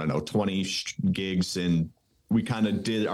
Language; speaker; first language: English; native; English